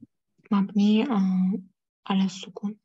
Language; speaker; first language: Arabic; non-native, learner; Uzbek